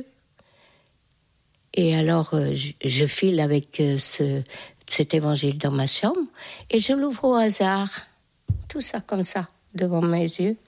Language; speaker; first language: French; non-native, fluent; Hungarian